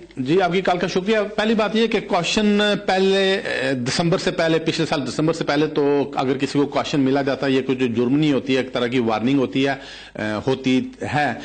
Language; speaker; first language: Urdu; native; Urdu